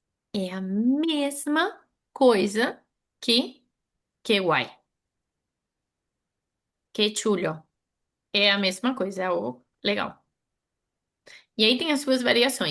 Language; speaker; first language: Portuguese; non-native, fluent; Spanish